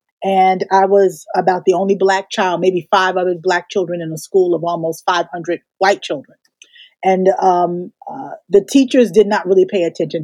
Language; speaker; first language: English; native; English